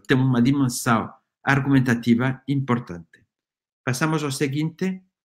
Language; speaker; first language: Portuguese; non-native, fluent; Spanish